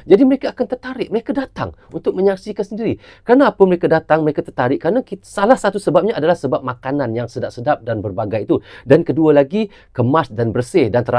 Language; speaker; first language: Malay; native; Malay